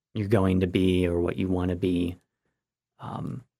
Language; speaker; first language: English; native; English